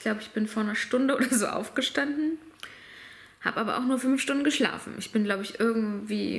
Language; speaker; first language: German; native; German